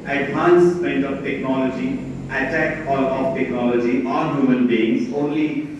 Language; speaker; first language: English; non-native, local second language; Marathi